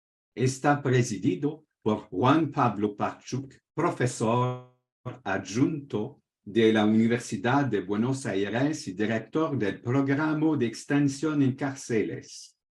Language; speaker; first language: Spanish; non-native, fluent; French